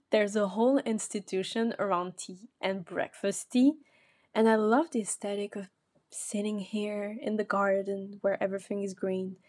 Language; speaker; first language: English; non-native, fluent; French